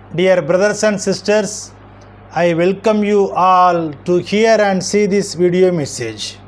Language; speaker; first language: English; non-native, local second language; Tamil